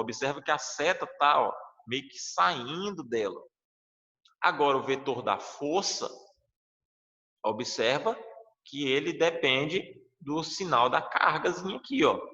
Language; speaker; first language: Portuguese; native; Portuguese